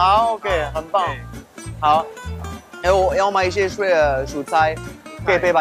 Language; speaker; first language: Chinese; non-native, fluent; French